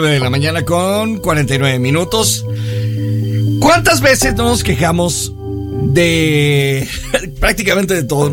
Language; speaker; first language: Spanish; native; Spanish